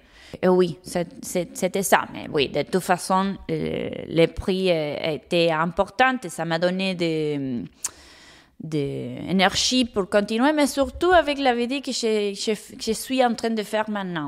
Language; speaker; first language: French; non-native, fluent; Spanish